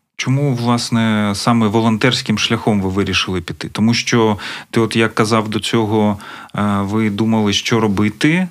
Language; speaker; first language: Ukrainian; native; Ukrainian